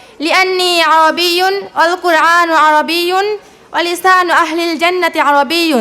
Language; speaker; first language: Arabic; non-native, learner; Bangla